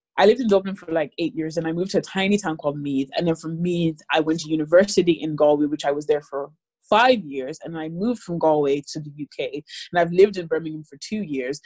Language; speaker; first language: English; native; English